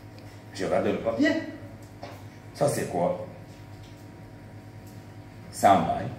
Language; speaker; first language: French; non-native, local second language; Rundi